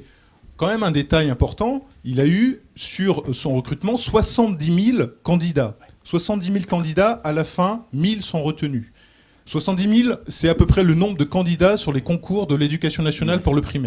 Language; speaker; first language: French; native; French